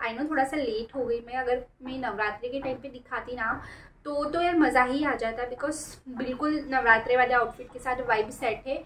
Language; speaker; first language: Hindi; native; Hindi